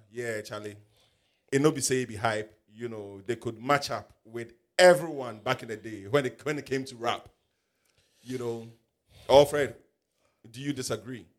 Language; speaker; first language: English; non-native, local second language; Akan